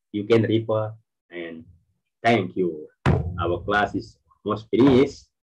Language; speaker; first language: English; non-native, local second language; Malay